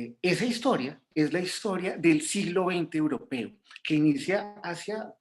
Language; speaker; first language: Spanish; native; Spanish